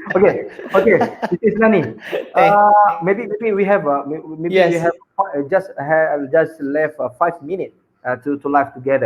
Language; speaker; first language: English; non-native, local second language; Malay